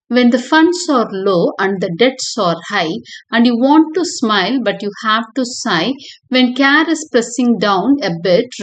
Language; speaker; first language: English; non-native, local second language; Tamil